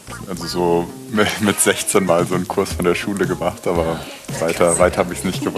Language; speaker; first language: German; native; German